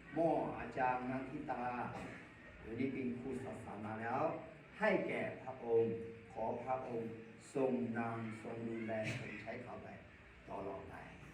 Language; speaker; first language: Thai; non-native, local second language; Akha